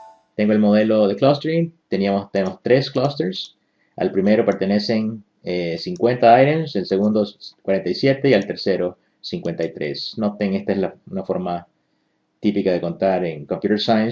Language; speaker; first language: Spanish; native; Spanish